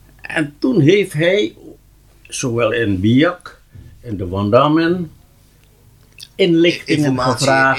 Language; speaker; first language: Dutch; non-native, local second language; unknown